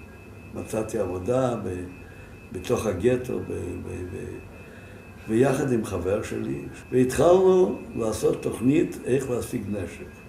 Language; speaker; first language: Hebrew; non-native, fluent; Yiddish